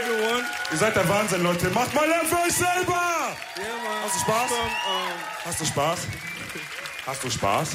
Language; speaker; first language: German; early bilingual, other home language; Wolof